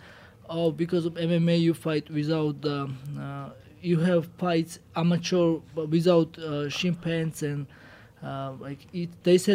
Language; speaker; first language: English; non-native, learner; Georgian